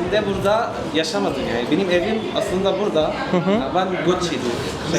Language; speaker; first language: Turkish; non-native, learner; Arabic